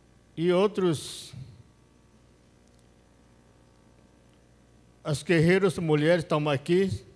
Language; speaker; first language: Portuguese; non-native, local second language; Yanomámi